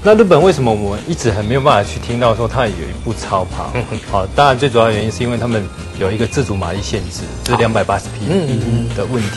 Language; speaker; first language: Chinese; native; Chinese